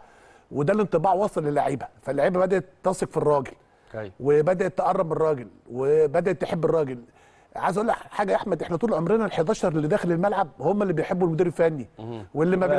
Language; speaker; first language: Arabic; native; Arabic